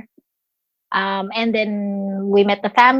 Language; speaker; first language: English; non-native, local second language; Filipino